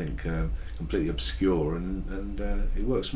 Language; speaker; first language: English; native; English